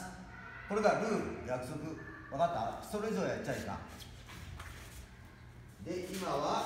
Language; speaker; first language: Japanese; native; Japanese